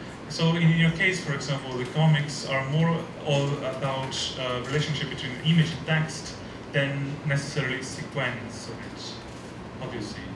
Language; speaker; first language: English; non-native, fluent; Portuguese